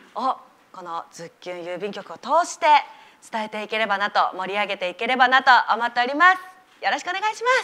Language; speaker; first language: Japanese; native; Japanese